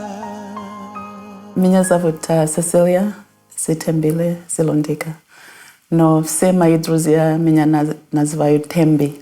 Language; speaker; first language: Russian; non-native, fluent; North Ndebele